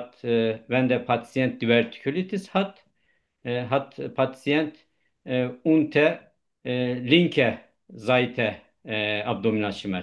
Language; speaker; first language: German; non-native, learner; Turkish